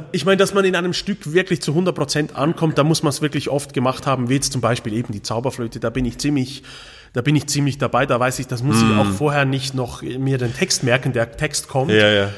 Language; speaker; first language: German; native; German